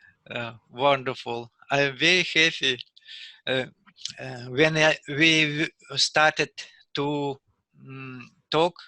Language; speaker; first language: English; non-native, learner; Russian